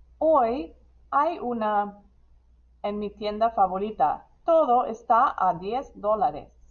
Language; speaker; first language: Spanish; non-native, fluent; English